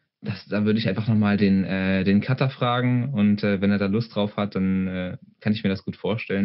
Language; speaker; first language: German; native; German